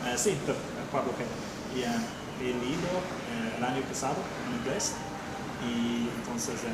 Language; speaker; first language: Spanish; non-native, learner; English